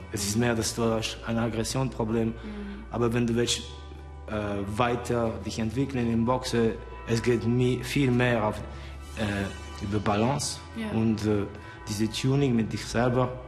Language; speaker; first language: German; non-native, fluent; Estonian